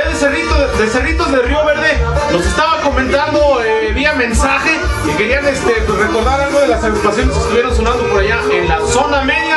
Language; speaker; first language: Spanish; native; Spanish